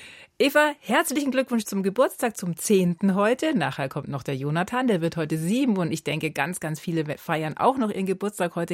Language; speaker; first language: German; native; German